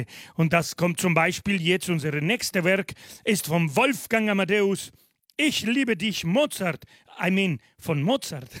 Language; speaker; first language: German; non-native, fluent; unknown